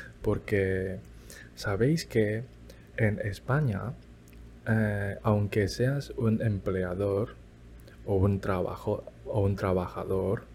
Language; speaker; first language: Spanish; early bilingual, other home language; Chinese